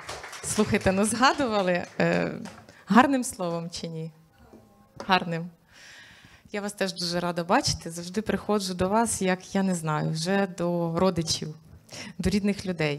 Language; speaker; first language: Ukrainian; native; Ukrainian